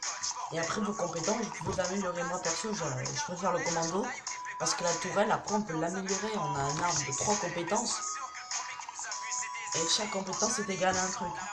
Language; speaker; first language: French; native; French